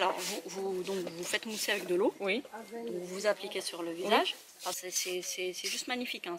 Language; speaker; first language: French; native; French